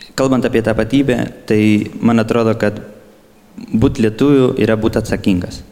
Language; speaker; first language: Lithuanian; early bilingual, heritage; Lithuanian